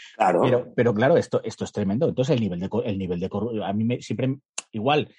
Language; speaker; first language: Spanish; native; Spanish